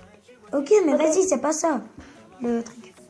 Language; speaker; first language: French; early bilingual, other home language; Turkish